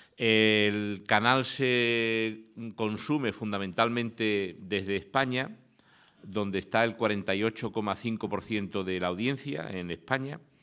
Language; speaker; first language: Spanish; native; Spanish